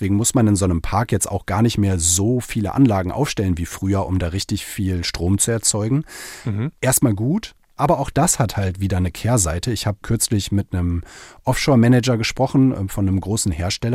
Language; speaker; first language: German; native; German